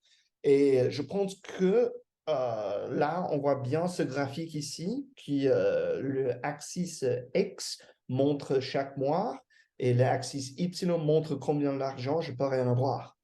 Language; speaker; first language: French; non-native, fluent; English